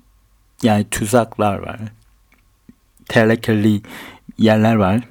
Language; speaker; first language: Turkish; non-native, fluent; Korean